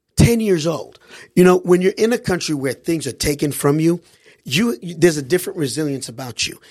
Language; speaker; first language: English; early bilingual, other home language; Haitian Creole